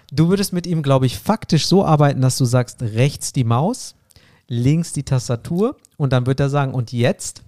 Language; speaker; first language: German; non-native, fluent; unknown